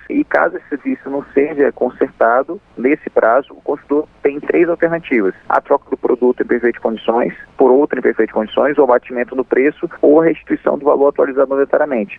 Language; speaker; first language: Portuguese; native; Portuguese